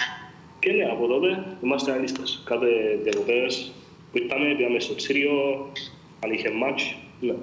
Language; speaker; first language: Greek; early bilingual, other home language; English